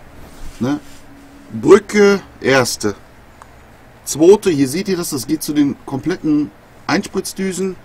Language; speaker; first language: German; native; German